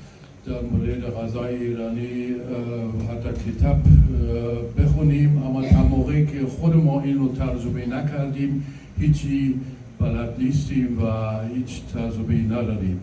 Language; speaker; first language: Persian; non-native, fluent; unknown